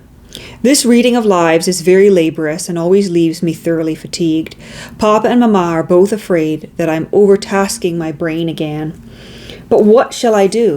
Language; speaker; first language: English; native; English